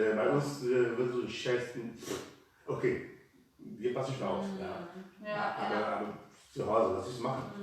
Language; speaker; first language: German; non-native, learner; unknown